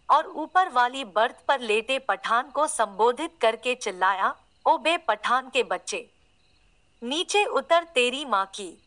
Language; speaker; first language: Hindi; native; Hindi